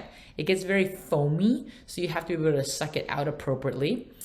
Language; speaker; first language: English; native; English